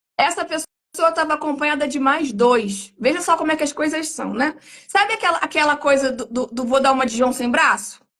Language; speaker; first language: Portuguese; native; Portuguese